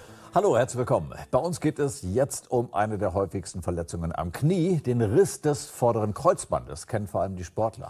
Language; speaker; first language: German; native; German